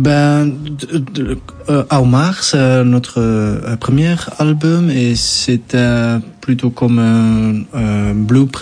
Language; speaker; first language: French; non-native, local second language; Dutch